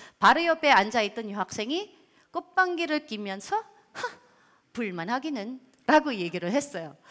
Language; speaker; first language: Korean; non-native, fluent; Filipino